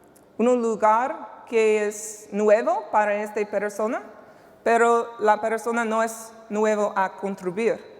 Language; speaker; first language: Spanish; non-native, learner; English